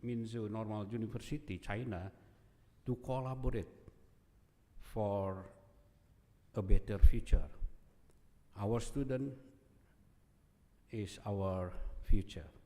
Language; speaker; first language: English; non-native, fluent; Indonesian